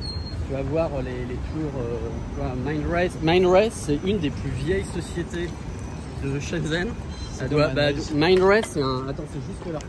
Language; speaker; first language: French; native; French